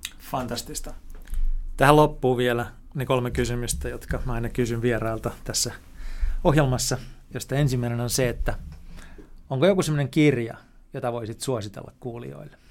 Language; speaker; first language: Finnish; native; Finnish